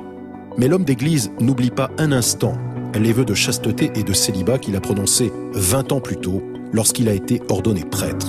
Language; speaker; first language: French; native; French